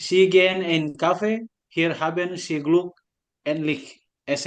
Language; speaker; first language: German; non-native, learner; Indonesian